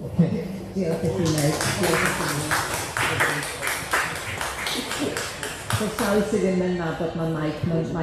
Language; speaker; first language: Welsh; native; Welsh